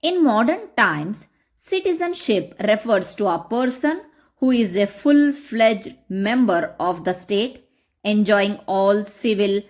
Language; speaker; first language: English; non-native, local second language; Kannada